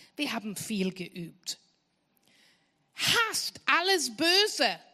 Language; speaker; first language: German; non-native, fluent; English